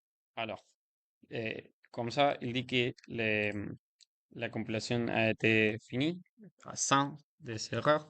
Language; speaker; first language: French; non-native, learner; Spanish